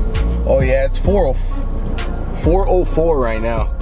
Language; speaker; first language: English; native; English